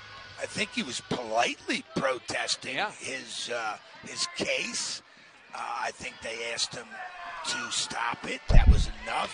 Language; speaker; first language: English; native; English